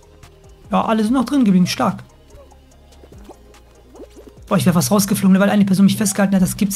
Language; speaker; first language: German; native; German